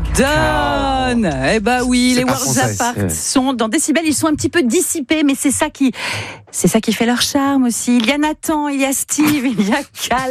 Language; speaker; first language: French; native; French